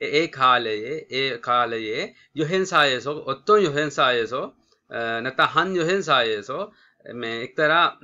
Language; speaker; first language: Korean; non-native, fluent; Sinhala